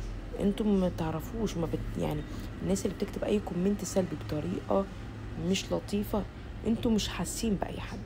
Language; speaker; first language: Arabic; native; Arabic